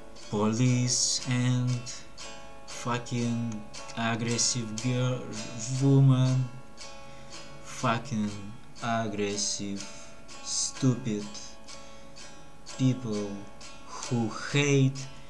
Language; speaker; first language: English; non-native, learner; Russian